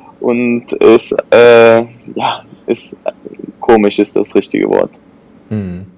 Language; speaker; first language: German; non-native, fluent; Spanish